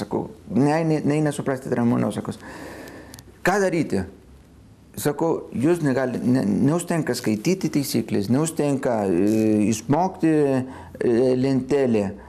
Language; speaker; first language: Lithuanian; non-native, fluent; Spanish